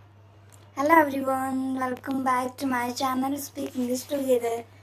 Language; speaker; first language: English; non-native, learner; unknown